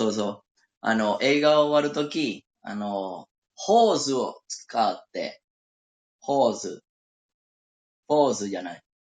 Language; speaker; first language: Japanese; non-native, learner; Spanish